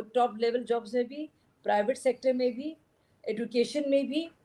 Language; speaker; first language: Hindi; native; Hindi